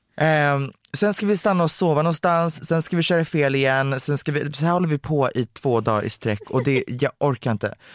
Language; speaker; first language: Swedish; native; Swedish